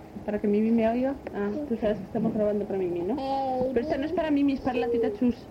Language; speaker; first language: Spanish; native; Spanish